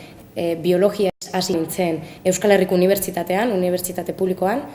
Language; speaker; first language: Basque; non-native, local second language; Spanish